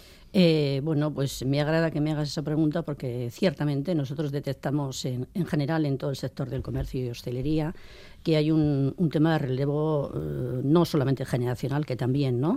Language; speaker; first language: Spanish; native; Spanish